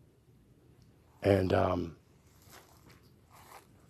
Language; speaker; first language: English; native; English